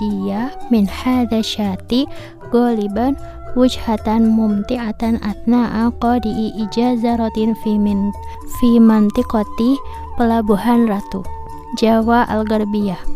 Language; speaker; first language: Arabic; non-native, fluent; Indonesian